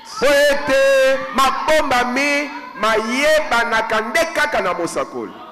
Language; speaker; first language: Lingala; native; Lingala